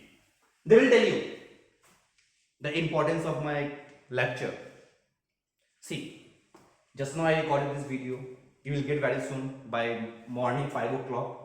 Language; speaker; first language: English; non-native, local second language; Hindi